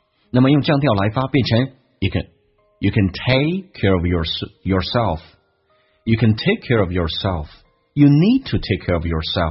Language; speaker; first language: English; non-native, fluent; Chinese